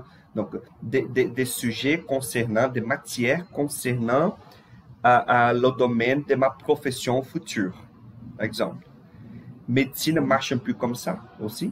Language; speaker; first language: French; non-native, fluent; Portuguese